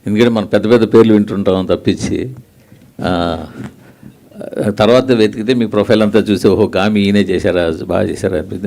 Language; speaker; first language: Telugu; native; Telugu